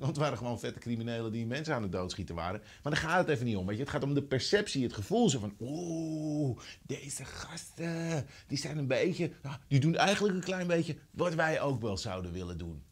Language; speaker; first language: Dutch; native; Dutch